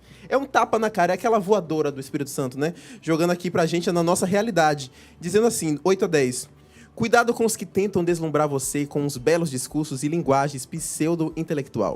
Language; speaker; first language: Portuguese; native; Portuguese